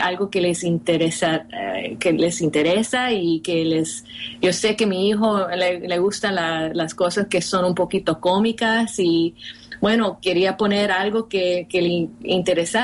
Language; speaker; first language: Spanish; early bilingual, heritage; Spanish